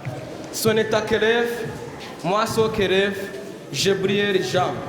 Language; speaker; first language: French; non-native, learner; Kinyarwanda